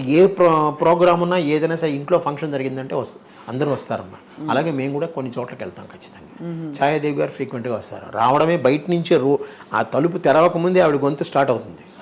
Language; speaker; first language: Telugu; native; Telugu